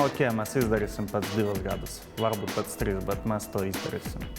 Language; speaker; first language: Latvian; non-native, local second language; Russian